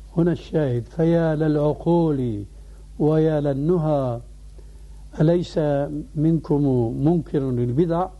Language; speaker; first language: Arabic; native; Arabic